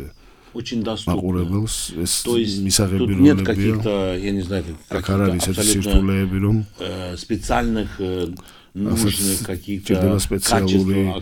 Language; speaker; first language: Russian; non-native, local second language; Georgian